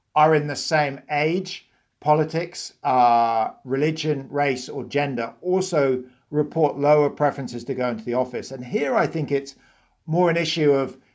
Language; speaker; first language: English; native; English